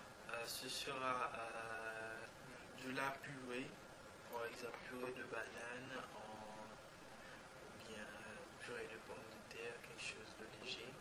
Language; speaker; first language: French; non-native, local second language; Haitian Creole